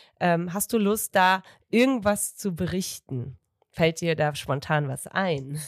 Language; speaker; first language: German; native; German